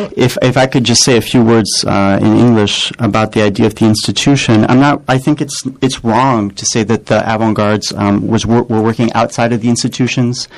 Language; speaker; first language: English; native; English